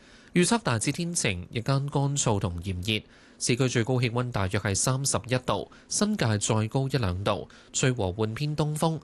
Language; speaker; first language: Chinese; non-native, local second language; Cantonese